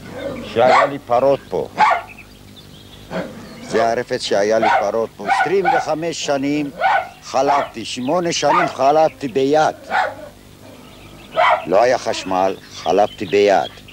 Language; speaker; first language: Hebrew; non-native, fluent; Ladino